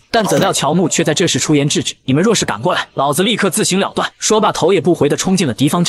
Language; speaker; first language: Chinese; native; Chinese